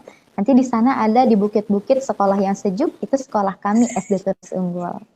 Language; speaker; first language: Indonesian; native; Indonesian